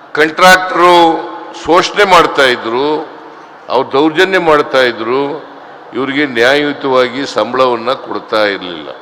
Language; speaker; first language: Kannada; native; Kannada